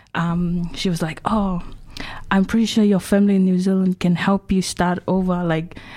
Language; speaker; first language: English; non-native, fluent; Tongan